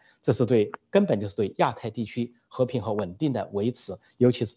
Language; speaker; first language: Chinese; native; Chinese